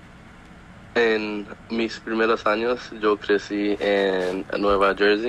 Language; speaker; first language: Spanish; early bilingual, heritage; Spanish